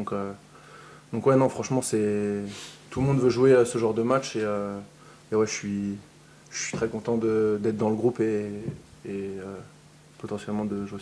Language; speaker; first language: French; native; French